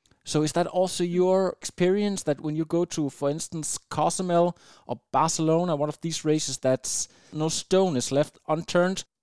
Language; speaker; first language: English; non-native, fluent; Danish